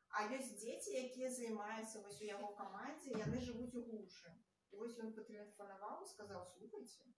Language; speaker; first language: Belarusian; non-native, local second language; Russian